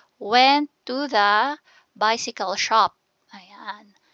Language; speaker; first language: English; non-native, local second language; Filipino